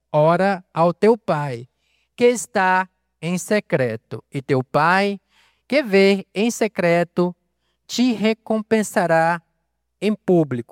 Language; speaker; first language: Portuguese; native; Portuguese